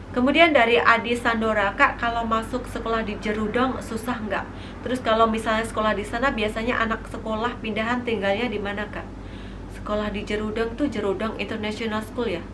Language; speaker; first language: Indonesian; native; Indonesian